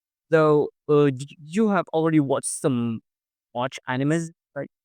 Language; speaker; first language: English; non-native, fluent; Indonesian